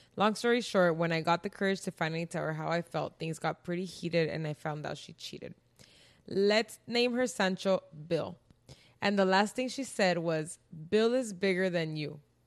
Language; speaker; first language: English; early bilingual, other home language; Spanish